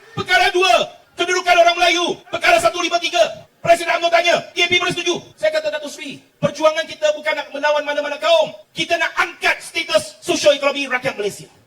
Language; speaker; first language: Malay; non-native, local second language; Chinese